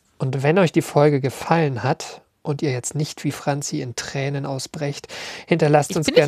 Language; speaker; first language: German; native; German